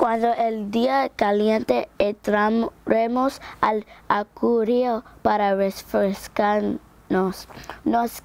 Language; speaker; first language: Spanish; non-native, learner; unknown